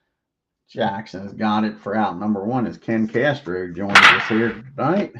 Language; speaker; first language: English; native; English